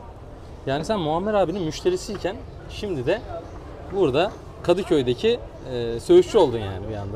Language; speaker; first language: Turkish; native; Turkish